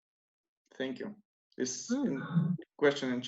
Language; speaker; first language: English; non-native, learner; Russian